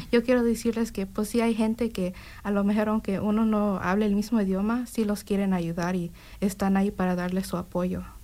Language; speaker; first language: Spanish; early bilingual, heritage; Spanish